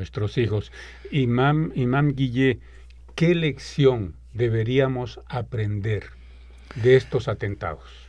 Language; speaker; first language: Spanish; native; Spanish